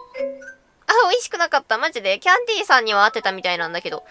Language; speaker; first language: Japanese; native; Japanese